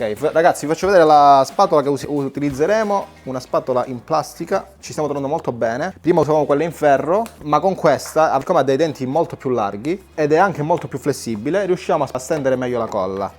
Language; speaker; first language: Italian; native; Italian